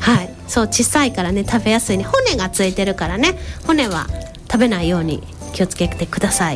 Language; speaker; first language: Japanese; native; Japanese